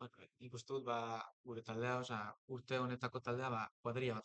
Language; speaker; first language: Basque; non-native, local second language; Spanish